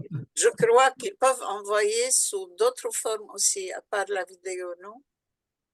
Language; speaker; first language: French; non-native, local second language; Arabic